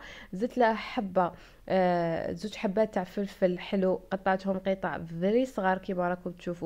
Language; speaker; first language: Arabic; native; Arabic